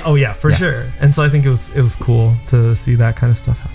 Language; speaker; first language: English; early bilingual, other home language; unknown